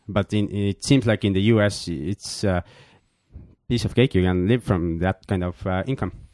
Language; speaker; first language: English; non-native, fluent; Estonian